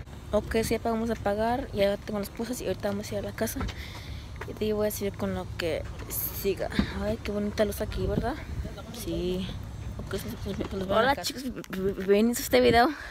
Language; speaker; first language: Spanish; early bilingual, heritage; Spanish